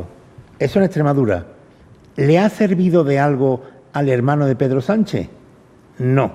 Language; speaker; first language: Spanish; native; Spanish